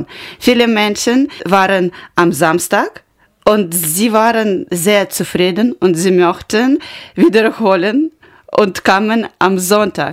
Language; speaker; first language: German; non-native, learner; Ukrainian